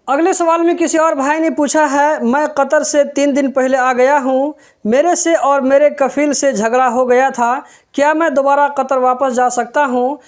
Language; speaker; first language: Hindi; native; Hindi